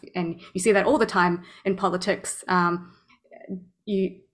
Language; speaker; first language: English; native; English